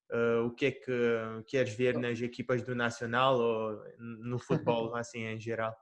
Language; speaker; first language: Portuguese; early bilingual, heritage; Portuguese